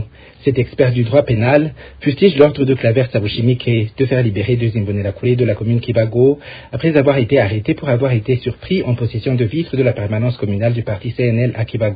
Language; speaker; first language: French; non-native, local second language; Rundi